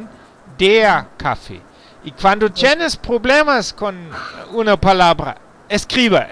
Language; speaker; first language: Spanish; non-native, learner; German